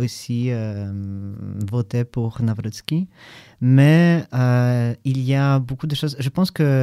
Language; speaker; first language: French; non-native, learner; Polish